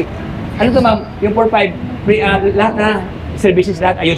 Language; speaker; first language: Filipino; native; Filipino